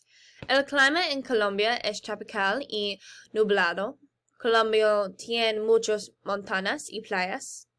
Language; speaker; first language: Spanish; non-native, learner; English